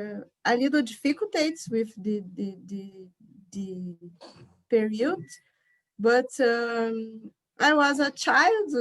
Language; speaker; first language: English; non-native, learner; Portuguese